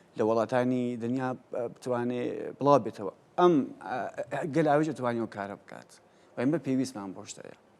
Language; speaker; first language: Central Kurdish; native; Central Kurdish